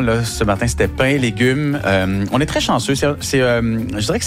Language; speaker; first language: French; native; French